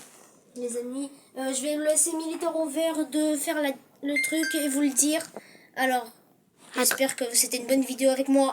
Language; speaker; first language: French; native; French